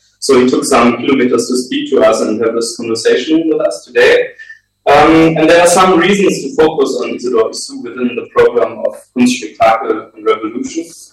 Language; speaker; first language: English; non-native, fluent; German